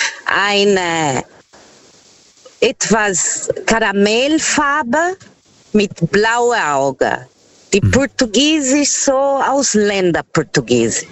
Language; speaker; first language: German; non-native, learner; Portuguese